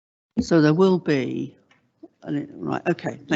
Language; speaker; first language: English; native; English